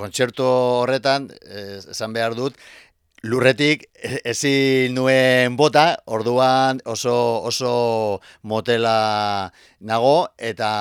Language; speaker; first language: Basque; non-native, local second language; Spanish